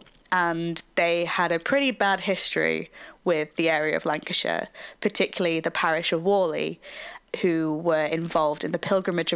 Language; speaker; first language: English; native; English